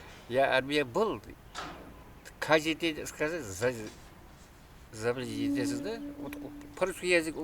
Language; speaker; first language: Russian; non-native, local second language; Kara-Kalpak